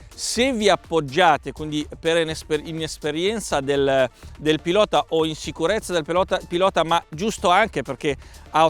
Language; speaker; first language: Italian; native; Italian